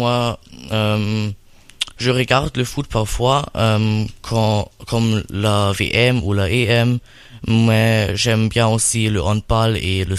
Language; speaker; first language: French; non-native, learner; German